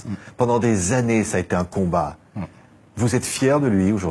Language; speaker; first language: French; native; French